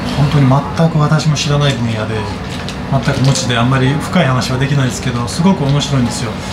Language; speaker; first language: Japanese; non-native, fluent; Azerbaijani